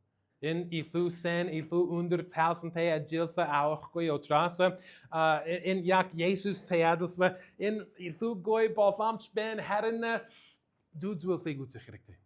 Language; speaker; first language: Mongolian; non-native, learner; English